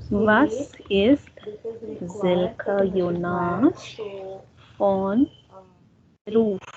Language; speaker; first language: German; non-native, learner; Hindi